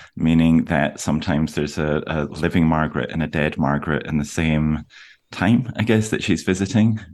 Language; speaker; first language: English; native; English